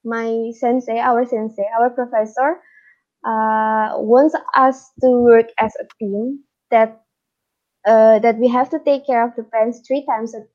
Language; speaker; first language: English; non-native, fluent; Indonesian